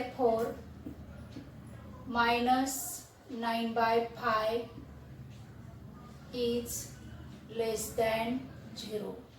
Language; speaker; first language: English; non-native, local second language; Marathi